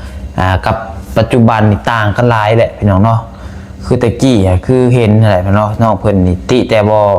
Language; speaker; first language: Thai; non-native, local second language; Lao